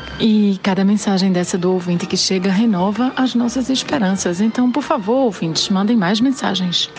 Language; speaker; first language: Portuguese; native; Portuguese